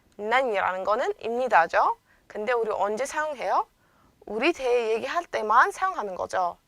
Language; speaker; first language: Korean; non-native, fluent; Amharic